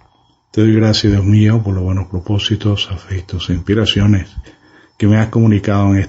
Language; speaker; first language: Spanish; native; Spanish